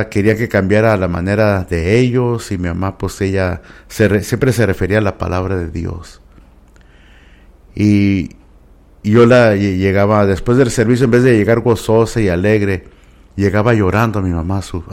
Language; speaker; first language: Spanish; early bilingual, heritage; Spanish